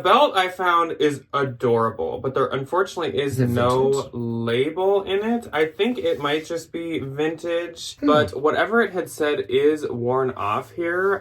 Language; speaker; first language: English; native; English